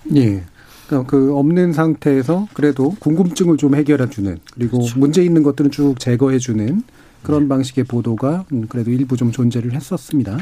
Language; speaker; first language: Korean; native; Korean